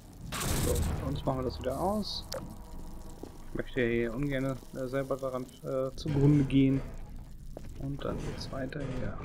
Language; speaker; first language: German; native; German